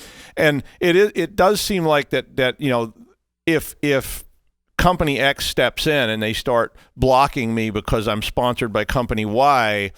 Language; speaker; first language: English; native; English